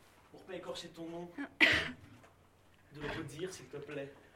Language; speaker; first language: French; native; French